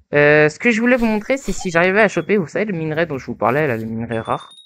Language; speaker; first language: French; native; French